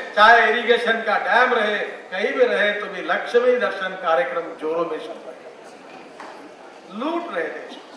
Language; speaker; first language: Hindi; non-native, local second language; Marathi